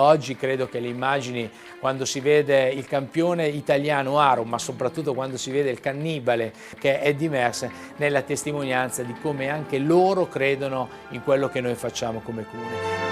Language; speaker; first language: Italian; native; Italian